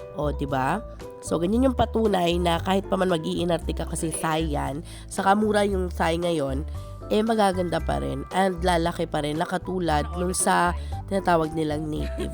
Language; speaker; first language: Filipino; non-native, local second language; Cebuano